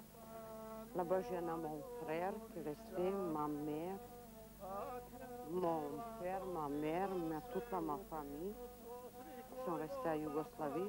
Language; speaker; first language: French; non-native, learner; Serbian